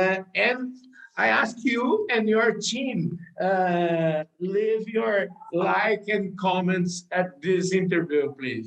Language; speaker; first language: English; non-native, learner; Portuguese